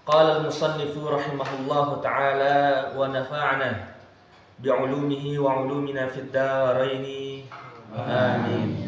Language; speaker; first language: Arabic; non-native, fluent; Indonesian